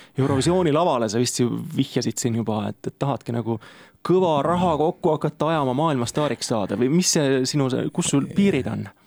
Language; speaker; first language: Estonian; native; Estonian